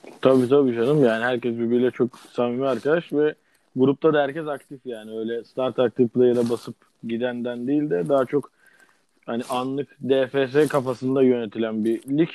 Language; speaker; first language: Turkish; native; Turkish